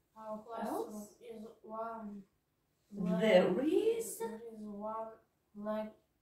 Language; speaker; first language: English; non-native, fluent; Russian